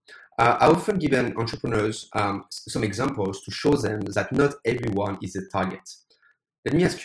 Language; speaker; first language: English; non-native, fluent; French